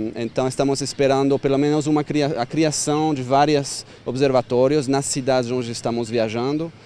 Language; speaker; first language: Portuguese; non-native, fluent; French